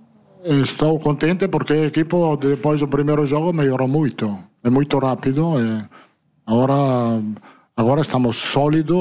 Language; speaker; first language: Portuguese; non-native, learner; Italian